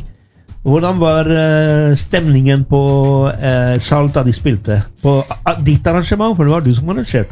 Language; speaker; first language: Norwegian; non-native, fluent; Spanish